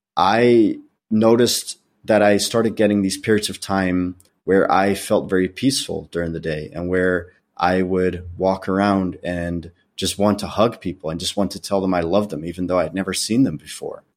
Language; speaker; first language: English; non-native, fluent; Dutch